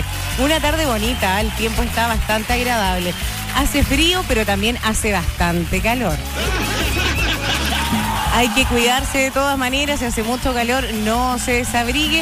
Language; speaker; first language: Spanish; native; Spanish